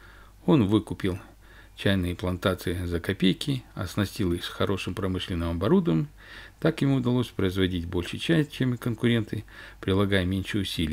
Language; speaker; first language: Russian; native; Russian